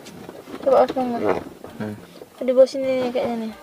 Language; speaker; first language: Indonesian; native; Indonesian